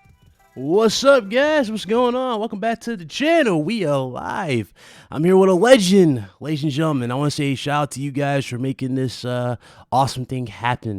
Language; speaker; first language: English; native; English